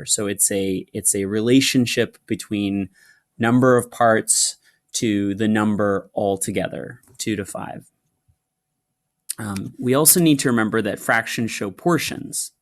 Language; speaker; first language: English; native; English